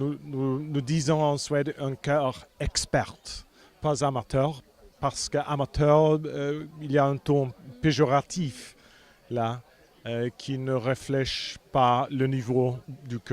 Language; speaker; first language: French; non-native, fluent; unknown